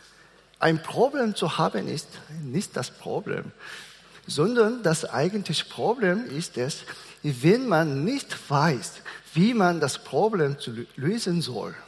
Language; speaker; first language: German; non-native, fluent; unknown